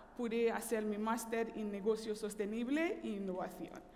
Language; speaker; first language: Spanish; non-native, fluent; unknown